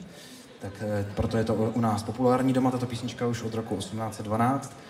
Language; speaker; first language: Czech; native; Czech